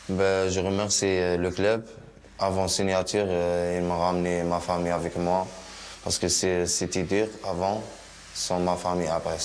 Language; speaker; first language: French; non-native, learner; Arabic